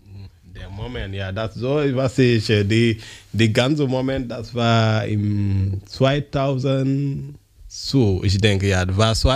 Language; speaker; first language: German; non-native, learner; French